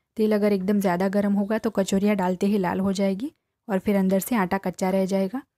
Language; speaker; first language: Hindi; non-native, local second language; Gujarati